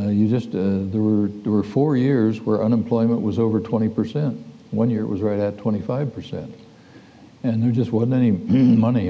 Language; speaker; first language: English; native; English